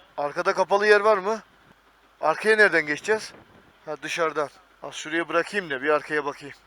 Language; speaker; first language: Turkish; native; Turkish